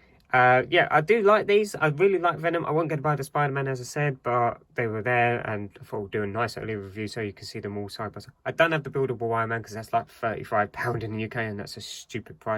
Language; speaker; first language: English; native; English